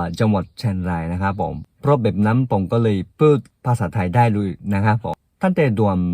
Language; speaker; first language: Thai; non-native, fluent; Japanese